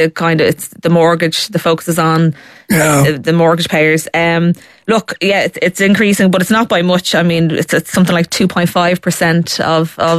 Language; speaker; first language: English; native; English